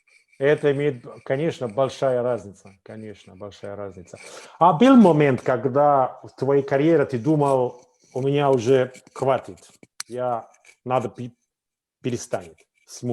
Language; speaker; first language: Russian; non-native, fluent; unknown